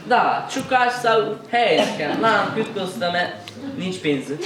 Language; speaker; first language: Romanian; non-native, learner; Hungarian